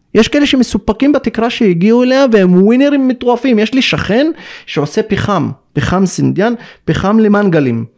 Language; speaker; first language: Hebrew; non-native, local second language; Arabic